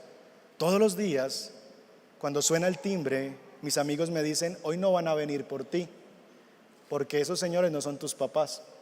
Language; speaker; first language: Spanish; native; Spanish